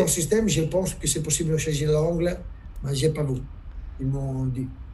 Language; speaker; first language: French; non-native, learner; Italian